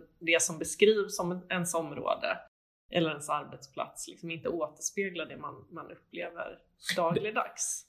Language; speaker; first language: Swedish; native; Swedish